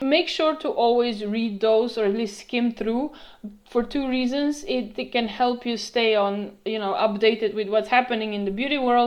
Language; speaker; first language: English; non-native, fluent; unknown